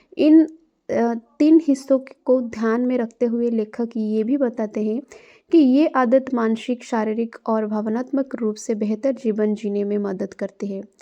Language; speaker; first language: Hindi; non-native, local second language; Odia